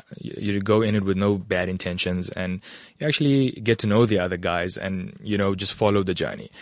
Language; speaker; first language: English; native; English